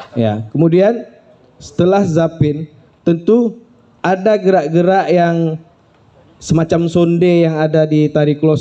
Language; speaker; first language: Indonesian; native; Indonesian